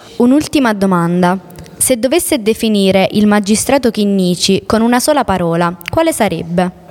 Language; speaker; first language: Italian; native; Italian